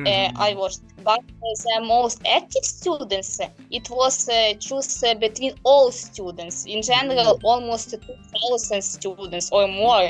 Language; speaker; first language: English; non-native, learner; Ukrainian